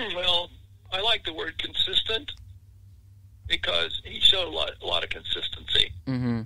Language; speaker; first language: English; native; English